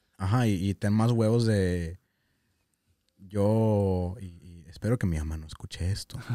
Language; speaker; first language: Spanish; early bilingual, heritage; English